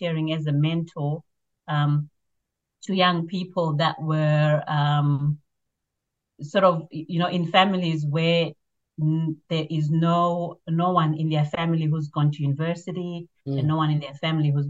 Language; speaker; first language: English; non-native, local second language; Shona